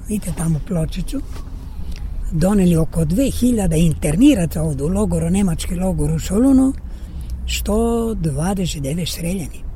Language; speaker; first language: Serbian; early bilingual, heritage; Serbian